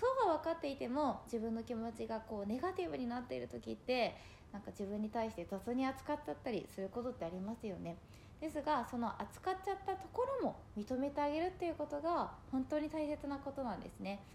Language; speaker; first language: Japanese; native; Japanese